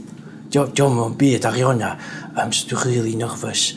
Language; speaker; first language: Welsh; native; Welsh